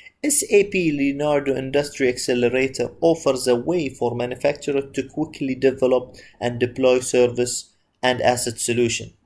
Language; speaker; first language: English; non-native, fluent; Arabic